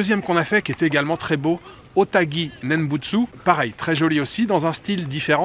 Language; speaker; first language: French; native; French